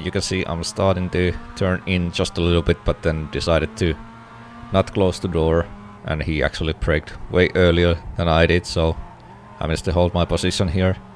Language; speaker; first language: English; non-native, fluent; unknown